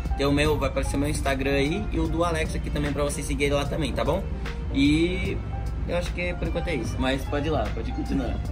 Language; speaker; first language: Portuguese; native; Portuguese